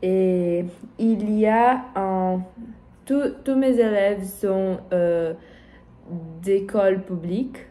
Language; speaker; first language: French; non-native, learner; Portuguese